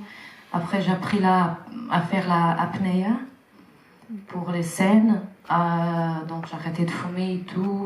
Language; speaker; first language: French; non-native, fluent; Portuguese